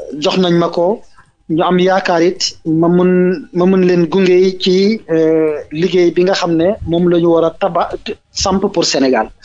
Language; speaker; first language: Wolof; non-native, local second language; Jola-Fonyi